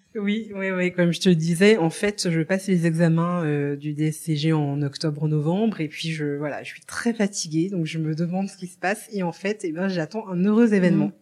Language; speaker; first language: French; native; French